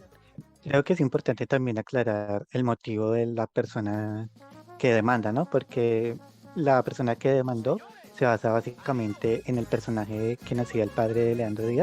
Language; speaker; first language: Spanish; native; Spanish